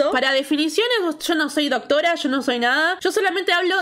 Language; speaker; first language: Spanish; native; Spanish